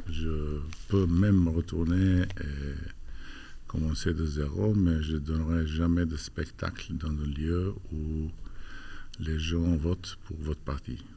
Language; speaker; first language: French; non-native, fluent; Albanian